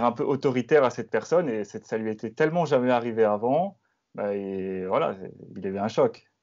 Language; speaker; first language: French; native; French